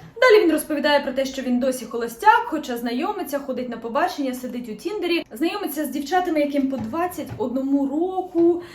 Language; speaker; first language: Ukrainian; non-native, local second language; Russian